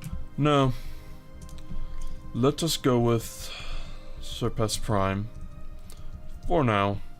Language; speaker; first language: English; native; English